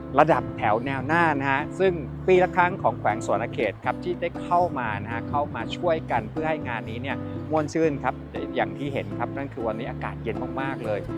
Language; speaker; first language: Thai; native; Thai